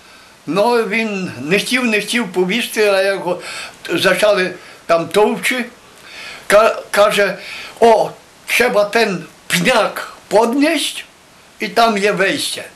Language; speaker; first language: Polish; non-native, local second language; Ukrainian